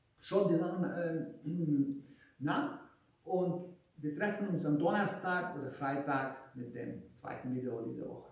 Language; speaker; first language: German; non-native, fluent; Hungarian